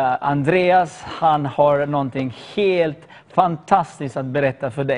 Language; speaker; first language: Swedish; non-native, fluent; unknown